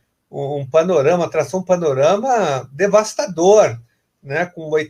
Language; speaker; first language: Portuguese; native; Portuguese